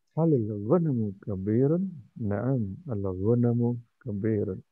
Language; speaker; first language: Arabic; non-native, learner; Indonesian